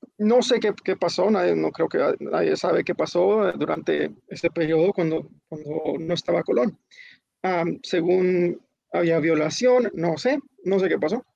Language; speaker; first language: Spanish; early bilingual, heritage; Spanish